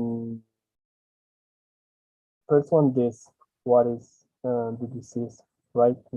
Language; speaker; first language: English; non-native, learner; Spanish